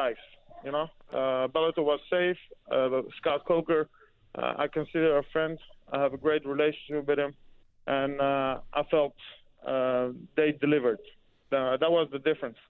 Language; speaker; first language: English; non-native, fluent; Dutch